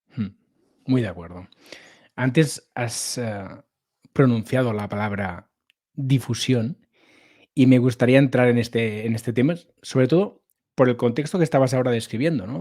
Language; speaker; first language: Spanish; native; Spanish